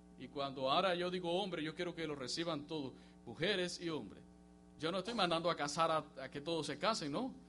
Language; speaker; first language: Spanish; native; Spanish